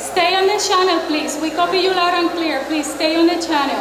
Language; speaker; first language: English; non-native, local second language; Spanish